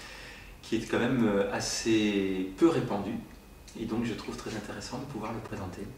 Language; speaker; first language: French; native; French